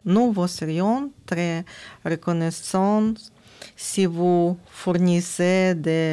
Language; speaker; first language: French; non-native, learner; Ukrainian